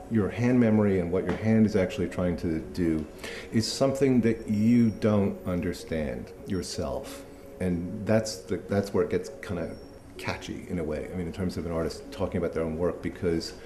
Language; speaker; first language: English; native; English